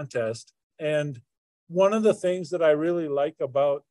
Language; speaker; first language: English; native; English